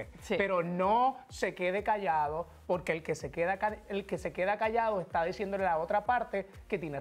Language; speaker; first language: Spanish; native; Spanish